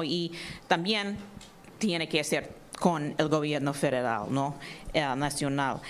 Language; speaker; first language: Spanish; non-native, fluent; English